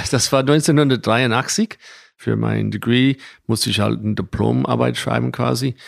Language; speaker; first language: German; non-native, fluent; English